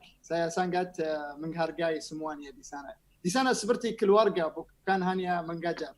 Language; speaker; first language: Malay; non-native, learner; Arabic